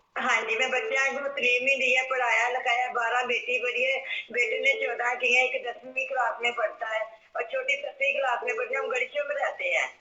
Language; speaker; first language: Urdu; non-native, local second language; Punjabi